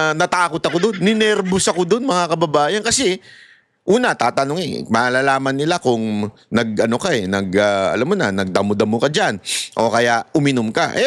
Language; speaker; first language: Filipino; native; Filipino